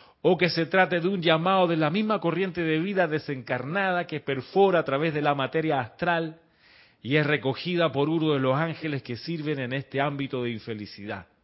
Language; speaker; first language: Spanish; native; Spanish